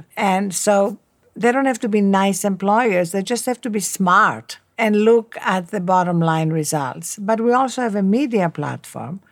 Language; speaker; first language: English; non-native, fluent; Greek